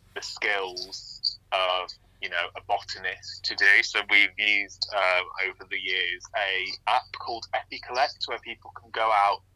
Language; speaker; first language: English; native; English